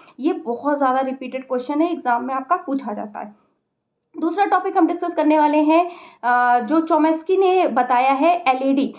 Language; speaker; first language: Hindi; native; Hindi